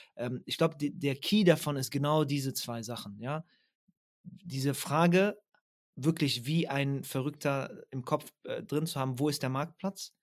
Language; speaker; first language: German; early bilingual, other home language; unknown